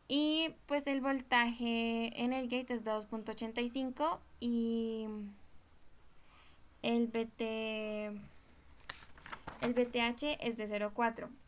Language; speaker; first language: Spanish; native; Spanish